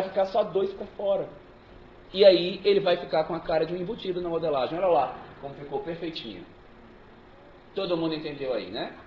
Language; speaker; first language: Portuguese; native; Portuguese